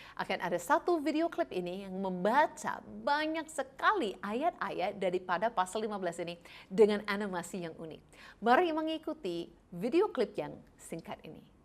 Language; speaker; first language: Indonesian; non-native, fluent; English